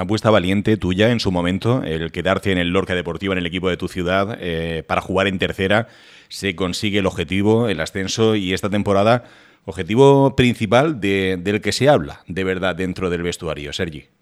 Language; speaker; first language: Spanish; native; Spanish